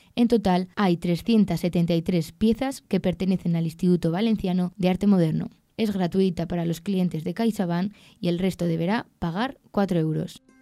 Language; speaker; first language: Spanish; native; Spanish